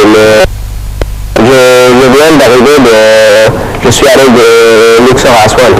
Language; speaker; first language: French; non-native, fluent; Arabic